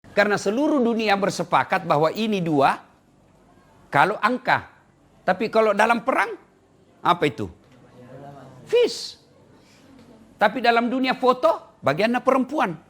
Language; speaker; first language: Indonesian; non-native, local second language; Buginese